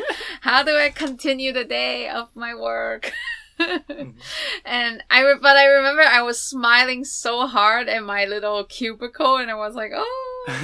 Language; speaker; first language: English; non-native, fluent; Chinese